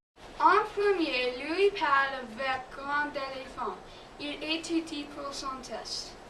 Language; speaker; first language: French; non-native, learner; English